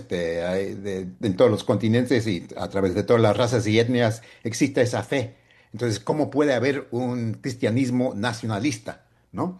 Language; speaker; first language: Spanish; early bilingual, heritage; Spanish